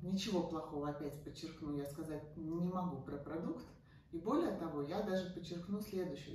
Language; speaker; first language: Russian; native; Russian